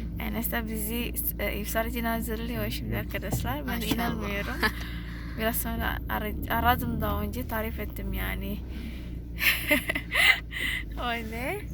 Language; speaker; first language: Turkish; non-native, learner; Indonesian